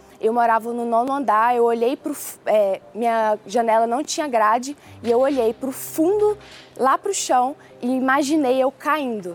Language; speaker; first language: Portuguese; early bilingual, other home language; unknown